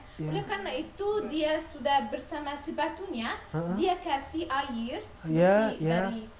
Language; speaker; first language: Indonesian; non-native, learner; Arabic